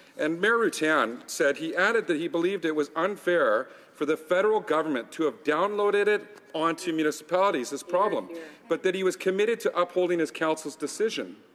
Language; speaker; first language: English; native; English